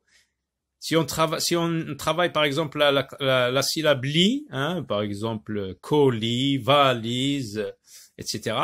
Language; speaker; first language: French; non-native, local second language; Arabic